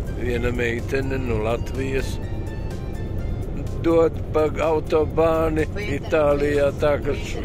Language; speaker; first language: Latvian; native; Latvian